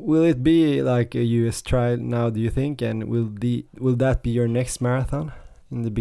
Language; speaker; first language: English; non-native, fluent; Swedish